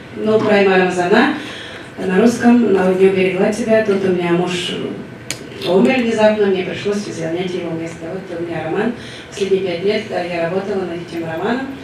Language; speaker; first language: Russian; non-native, local second language; Chuvash